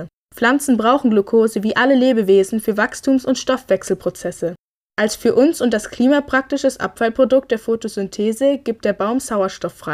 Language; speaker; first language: German; native; German